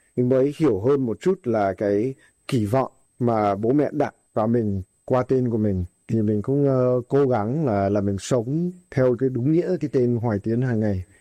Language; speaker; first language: Vietnamese; non-native, fluent; English